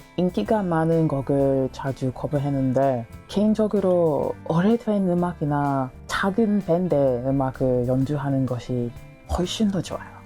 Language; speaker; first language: Korean; non-native, learner; English